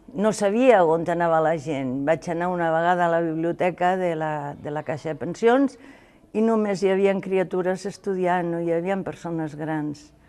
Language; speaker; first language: Catalan; non-native, local second language; Spanish